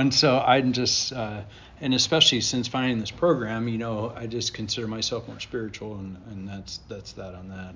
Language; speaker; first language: English; native; English